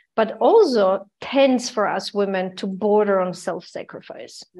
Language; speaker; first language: English; non-native, fluent; Croatian